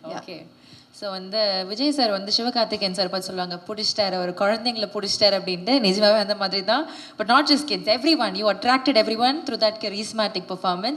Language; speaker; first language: Tamil; native; Tamil